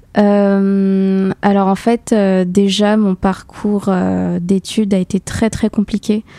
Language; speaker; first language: French; native; French